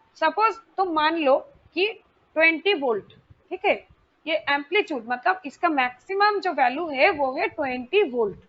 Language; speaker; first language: Hindi; non-native, local second language; Bangla